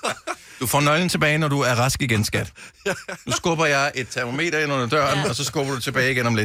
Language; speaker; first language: Danish; native; Danish